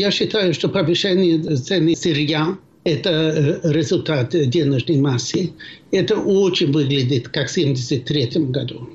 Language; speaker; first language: Russian; non-native, fluent; Swedish